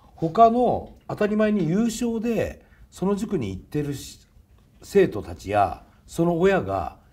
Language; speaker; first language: Japanese; native; Japanese